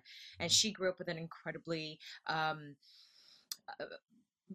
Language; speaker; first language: English; native; English